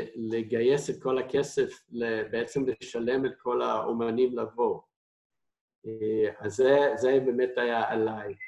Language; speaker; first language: Hebrew; non-native, fluent; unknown